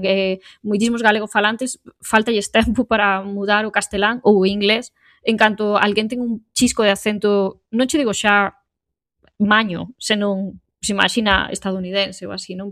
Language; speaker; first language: Galician; native; Galician